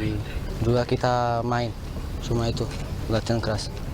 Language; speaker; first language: Indonesian; non-native, learner; Portuguese